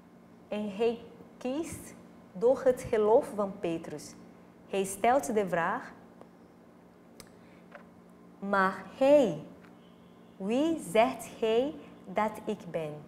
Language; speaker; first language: Dutch; non-native, fluent; Portuguese